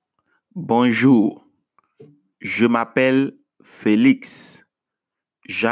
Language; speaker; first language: French; non-native, fluent; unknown